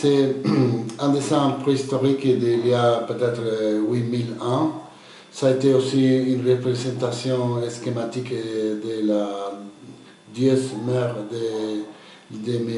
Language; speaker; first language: French; non-native, fluent; Spanish